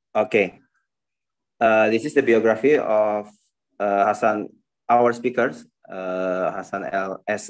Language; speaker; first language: English; non-native, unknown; Indonesian